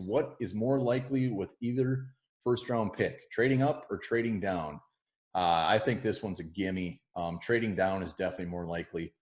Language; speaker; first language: English; native; English